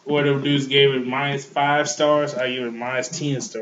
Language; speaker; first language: English; native; English